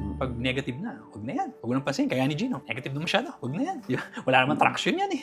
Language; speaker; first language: Filipino; native; Filipino